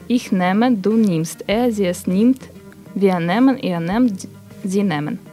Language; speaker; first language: German; non-native, learner; Russian